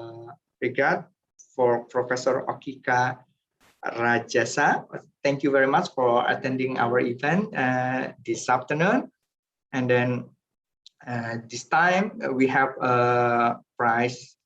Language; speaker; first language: English; non-native, fluent; Indonesian